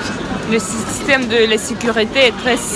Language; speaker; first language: French; non-native, fluent; Russian